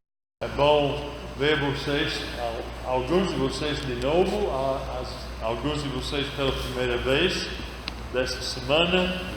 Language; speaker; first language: Portuguese; non-native, fluent; English